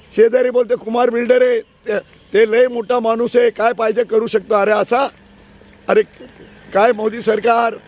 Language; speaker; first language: Marathi; non-native, local second language; Urdu